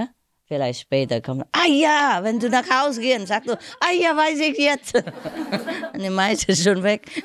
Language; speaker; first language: German; non-native, learner; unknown